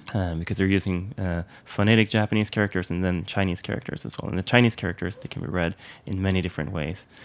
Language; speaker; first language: English; non-native, fluent; Swedish